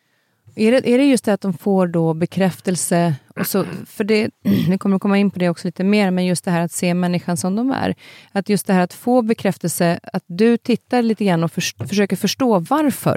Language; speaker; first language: Swedish; native; Swedish